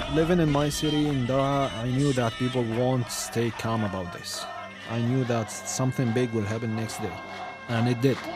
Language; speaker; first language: English; non-native, fluent; Arabic